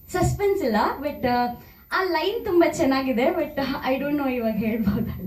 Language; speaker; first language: Kannada; native; Kannada